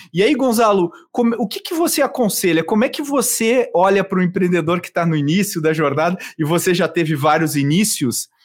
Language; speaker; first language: Portuguese; native; Portuguese